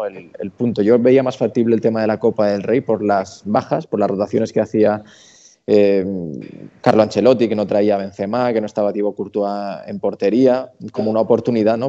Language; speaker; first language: Spanish; native; Spanish